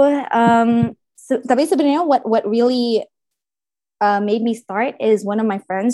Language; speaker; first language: English; early bilingual, other home language; Indonesian